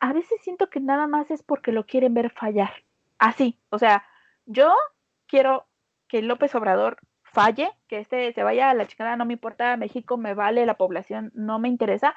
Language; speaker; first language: Spanish; native; Spanish